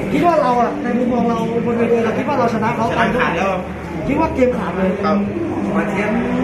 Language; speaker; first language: Thai; non-native, fluent; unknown